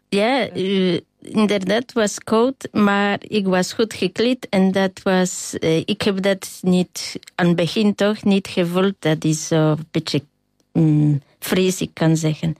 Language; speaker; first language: Dutch; non-native, learner; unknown